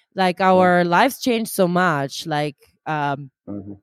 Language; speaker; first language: English; non-native, fluent; Italian